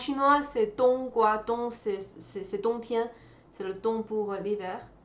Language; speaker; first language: French; non-native, fluent; Chinese